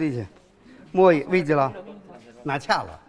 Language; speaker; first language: Russian; non-native, learner; Chinese